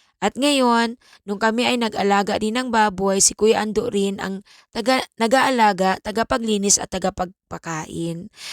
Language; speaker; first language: Filipino; native; Filipino